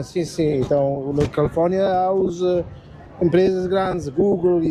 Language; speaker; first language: Portuguese; early bilingual, heritage; German